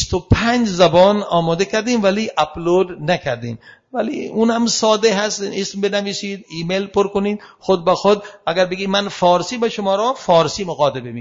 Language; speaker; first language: Persian; non-native, fluent; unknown